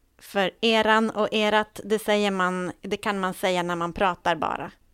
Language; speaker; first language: Swedish; native; Swedish